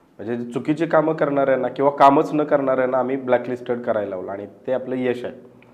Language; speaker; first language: Marathi; native; Marathi